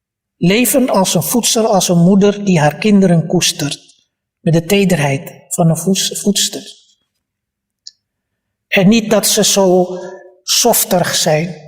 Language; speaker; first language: Dutch; early bilingual, other home language; Malay